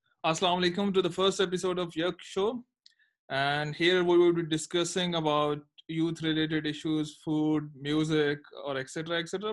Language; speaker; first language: English; non-native, local second language; Urdu